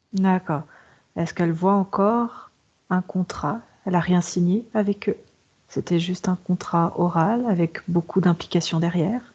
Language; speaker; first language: French; native; French